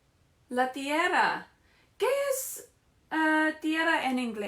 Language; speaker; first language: Spanish; non-native, fluent; English